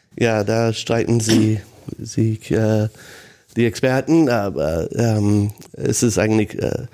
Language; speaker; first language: German; non-native, fluent; English